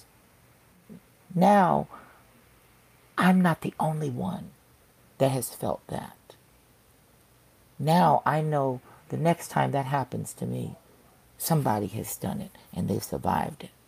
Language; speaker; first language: English; native; English